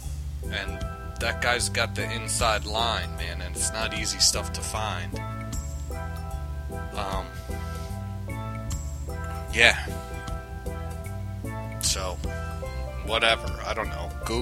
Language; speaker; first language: English; native; English